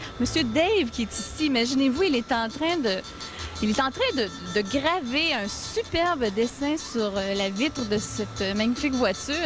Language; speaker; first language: French; native; French